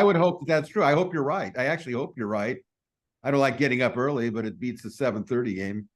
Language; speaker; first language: English; native; English